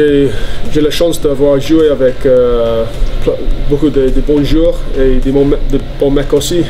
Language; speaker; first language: French; non-native, fluent; English